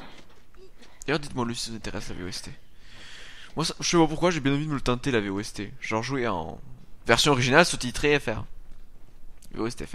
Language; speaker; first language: French; native; French